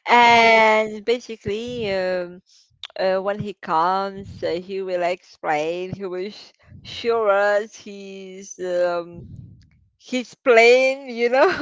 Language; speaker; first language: English; non-native, fluent; French